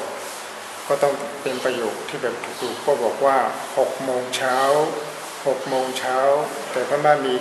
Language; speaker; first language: Thai; non-native, fluent; Burmese